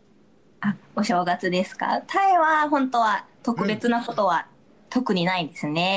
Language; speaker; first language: Japanese; non-native, fluent; Thai